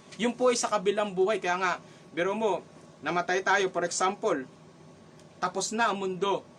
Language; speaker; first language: Filipino; non-native, local second language; Cebuano